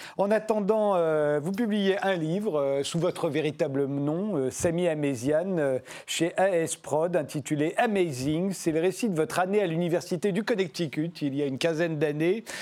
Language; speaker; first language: French; native; French